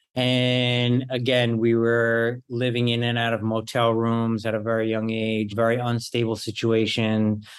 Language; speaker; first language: English; early bilingual, other home language; Italian